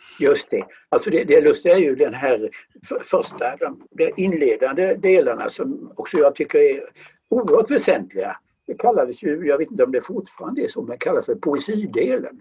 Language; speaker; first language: Swedish; native; Swedish